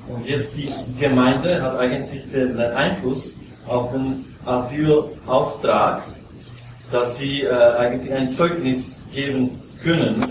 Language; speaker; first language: German; non-native, local second language; Czech